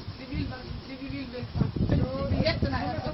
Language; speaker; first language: Swedish; non-native, fluent; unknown